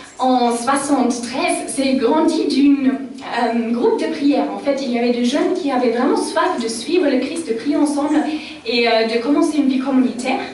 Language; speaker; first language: French; non-native, fluent; German